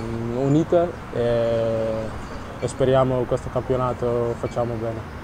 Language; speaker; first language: Italian; non-native, learner; Dutch